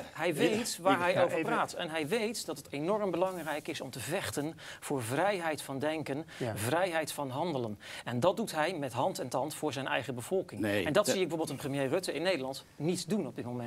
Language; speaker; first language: Dutch; native; Dutch